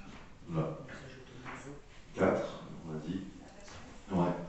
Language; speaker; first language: French; native; French